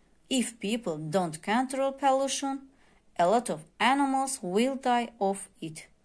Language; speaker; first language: English; non-native, fluent; Azerbaijani